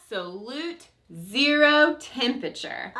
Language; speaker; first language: English; native; English